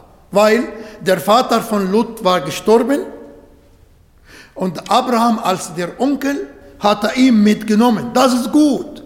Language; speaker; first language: German; non-native, fluent; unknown